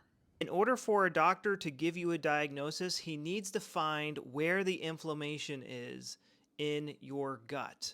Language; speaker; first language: English; native; English